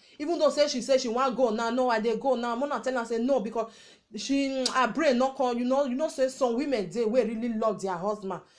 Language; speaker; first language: Nigerian Pidgin; non-native, local second language; Bini